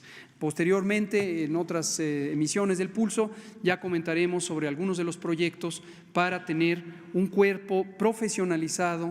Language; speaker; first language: Spanish; native; Spanish